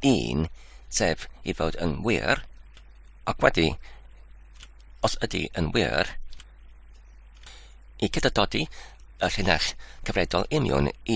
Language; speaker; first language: Welsh; non-native, learner; English